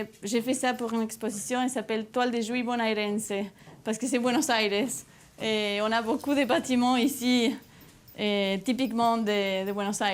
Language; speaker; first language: French; non-native, fluent; Spanish